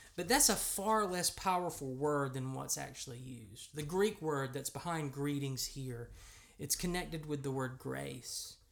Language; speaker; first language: English; native; English